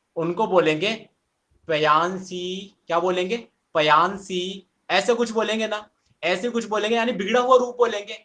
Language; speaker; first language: Hindi; native; Hindi